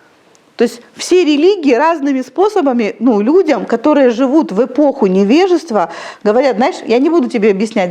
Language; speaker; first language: Russian; native; Russian